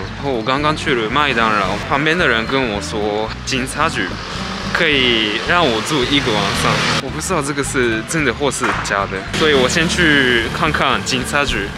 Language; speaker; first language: Chinese; early bilingual, heritage; Japanese